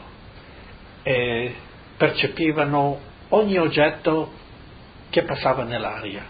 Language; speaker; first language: Italian; native; Italian